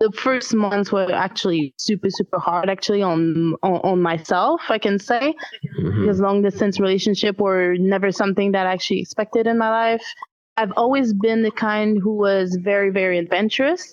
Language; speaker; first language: English; non-native, fluent; French